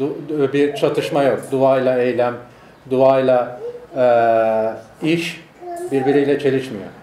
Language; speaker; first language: Turkish; native; Turkish